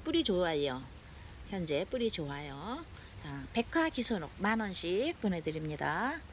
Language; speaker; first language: Korean; native; Korean